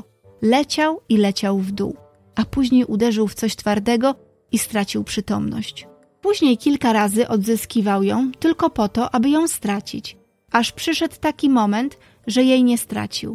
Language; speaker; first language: Polish; native; Polish